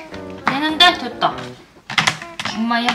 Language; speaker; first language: Korean; native; Korean